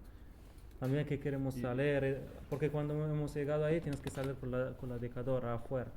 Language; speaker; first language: Spanish; non-native, learner; Arabic